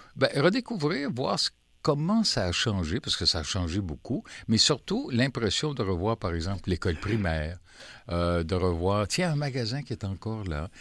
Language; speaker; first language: French; native; French